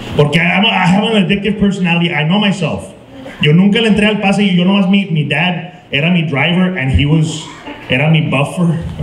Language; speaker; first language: English; early bilingual, other home language; Spanish